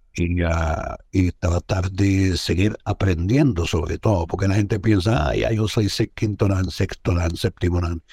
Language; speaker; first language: Spanish; non-native, fluent; Arabic